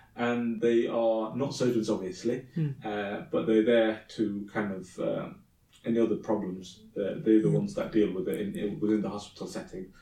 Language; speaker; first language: English; early bilingual, other home language; Somali